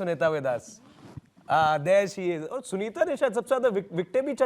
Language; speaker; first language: Hindi; native; Hindi